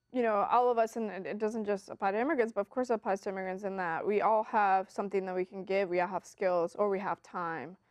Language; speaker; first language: English; early bilingual, other home language; Spanish